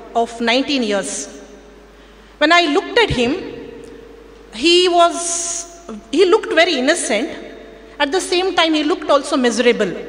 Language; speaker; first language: English; non-native, local second language; Kannada